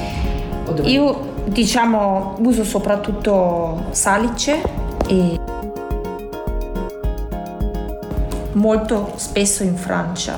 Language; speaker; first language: Italian; non-native, fluent; German